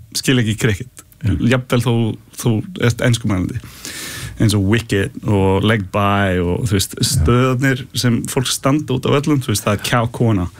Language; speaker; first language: Icelandic; early bilingual, heritage; Icelandic